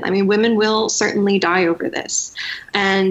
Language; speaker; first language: English; native; English